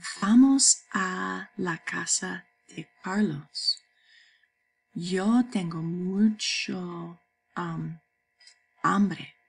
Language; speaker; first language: Spanish; non-native, fluent; English